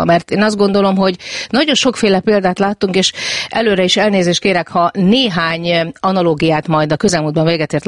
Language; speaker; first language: Hungarian; native; Hungarian